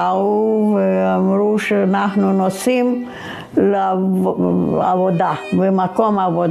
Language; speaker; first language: Hebrew; non-native, fluent; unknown